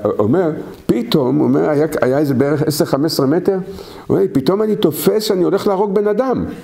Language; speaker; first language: Hebrew; native; Hebrew